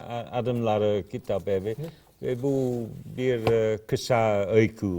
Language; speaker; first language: Turkish; non-native, learner; English